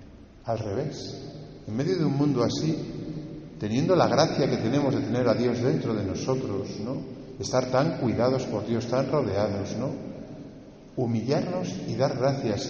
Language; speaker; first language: Spanish; native; Spanish